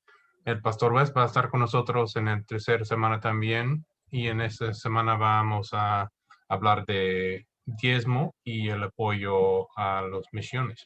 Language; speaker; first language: Spanish; non-native, fluent; English